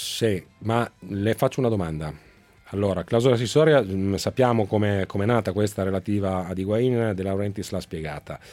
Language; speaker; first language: Italian; native; Italian